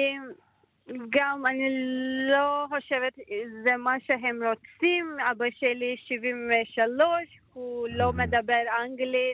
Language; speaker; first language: Hebrew; non-native, learner; Turkish